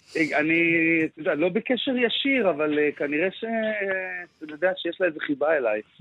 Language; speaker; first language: Hebrew; native; Hebrew